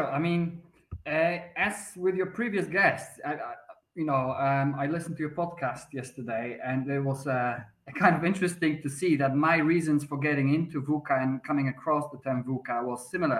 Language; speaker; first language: English; non-native, fluent; Polish